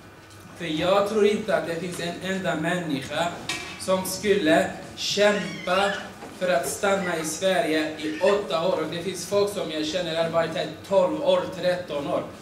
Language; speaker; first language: Swedish; non-native, fluent; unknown